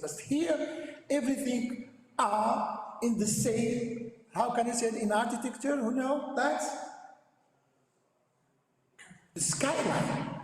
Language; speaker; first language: English; non-native, learner; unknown